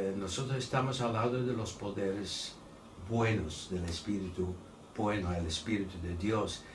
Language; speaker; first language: Spanish; non-native, fluent; Dutch